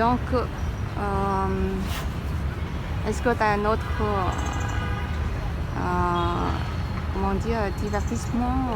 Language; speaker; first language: French; non-native, learner; Vietnamese